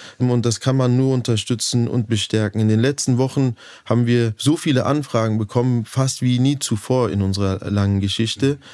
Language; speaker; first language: German; early bilingual, other home language; Turkish